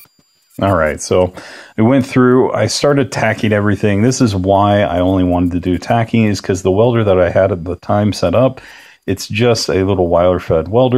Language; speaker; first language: English; native; English